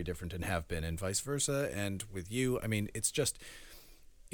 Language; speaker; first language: English; early bilingual, other home language; Spanish